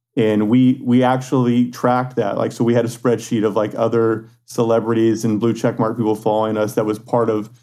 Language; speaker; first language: English; native; English